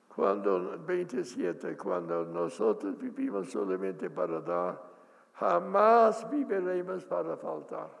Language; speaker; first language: Spanish; non-native, fluent; English